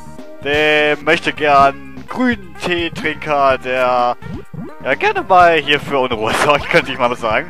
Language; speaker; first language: German; native; German